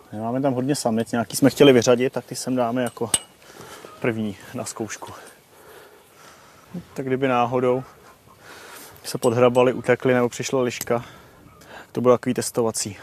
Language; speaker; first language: Czech; native; Czech